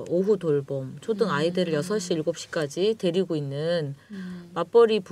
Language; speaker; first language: Korean; native; Korean